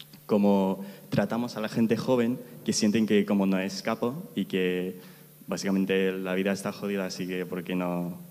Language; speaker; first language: Spanish; non-native, fluent; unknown